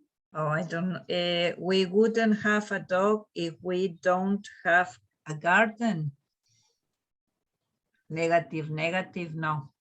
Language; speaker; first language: English; non-native, learner; Spanish